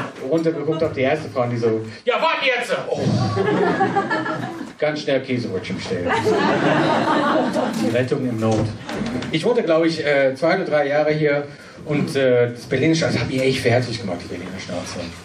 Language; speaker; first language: German; non-native, fluent; English